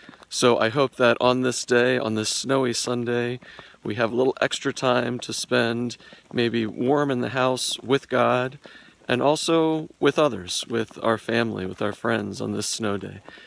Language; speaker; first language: English; native; English